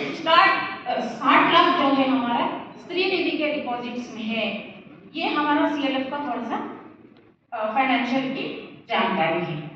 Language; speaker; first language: Hindi; non-native, local second language; Telugu